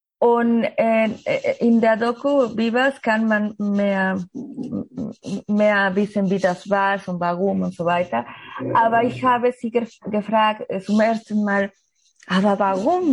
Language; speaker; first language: German; non-native, learner; Spanish